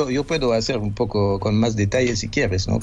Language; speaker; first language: Spanish; non-native, fluent; French